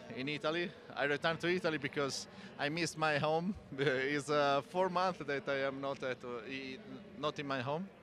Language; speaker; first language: English; non-native, fluent; Italian